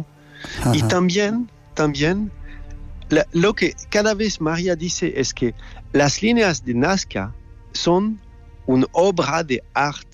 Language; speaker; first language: Spanish; non-native, learner; French